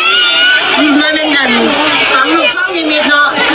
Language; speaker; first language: Thai; native; Thai